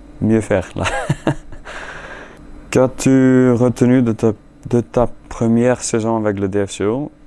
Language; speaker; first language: French; non-native, learner; Icelandic